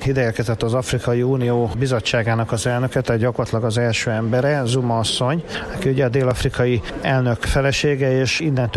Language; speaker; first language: Hungarian; native; Hungarian